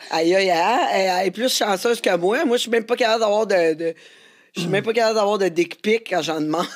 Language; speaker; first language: French; native; French